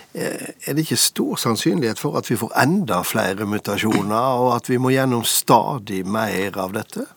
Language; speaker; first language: Norwegian; native; Norwegian